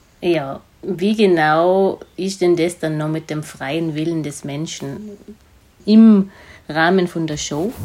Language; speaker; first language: German; native; German